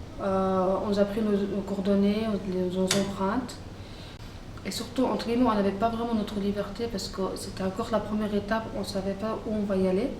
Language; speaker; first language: French; non-native, fluent; Arabic